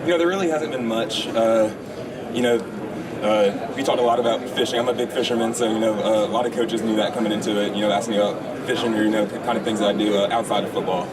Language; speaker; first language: English; native; English